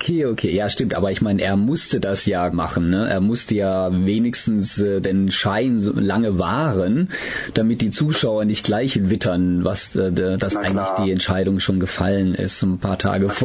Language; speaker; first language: German; native; German